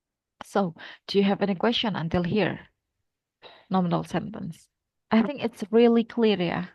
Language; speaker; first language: English; non-native, fluent; Indonesian